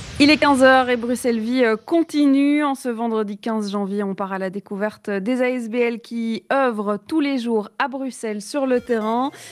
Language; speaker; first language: French; native; French